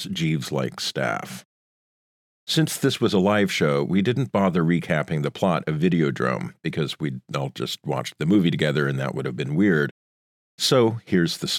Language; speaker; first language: English; native; English